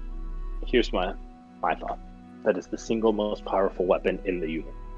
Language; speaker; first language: English; native; English